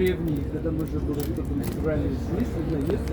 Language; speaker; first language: Russian; non-native, local second language; Chechen